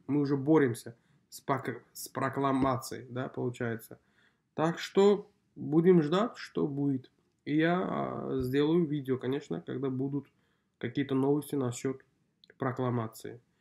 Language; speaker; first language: Russian; non-native, local second language; Uzbek